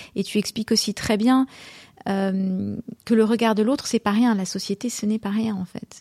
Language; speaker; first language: French; native; French